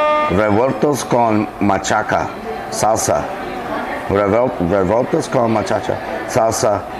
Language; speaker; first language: Spanish; non-native, learner; English